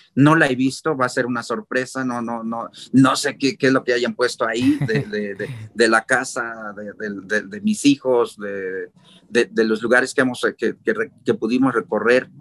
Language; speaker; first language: Spanish; non-native, local second language; Nahuatl languages